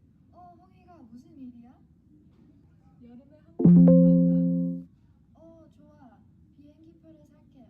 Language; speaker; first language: Korean; non-native, learner; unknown